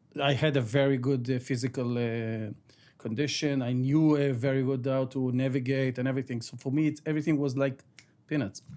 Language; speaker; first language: English; non-native, fluent; Ladino